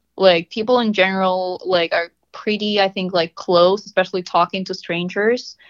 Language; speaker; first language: English; non-native, fluent; Russian